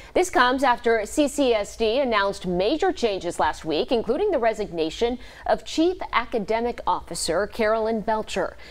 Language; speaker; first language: English; native; English